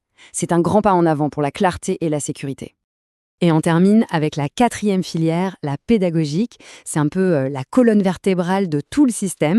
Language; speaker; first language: French; native; French